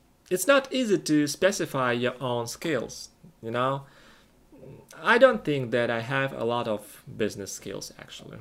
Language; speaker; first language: English; non-native, fluent; Russian